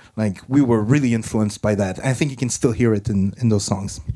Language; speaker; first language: English; non-native, fluent; French